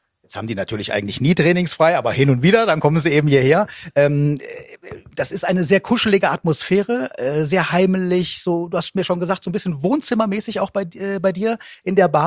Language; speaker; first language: German; native; German